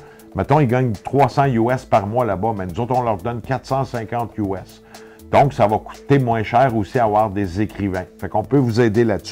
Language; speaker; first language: French; native; French